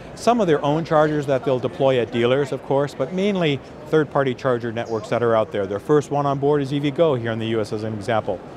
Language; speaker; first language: English; native; English